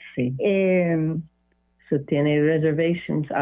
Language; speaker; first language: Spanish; non-native, learner; English